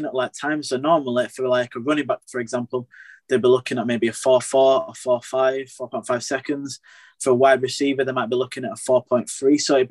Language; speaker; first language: English; native; English